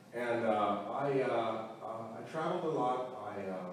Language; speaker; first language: English; native; English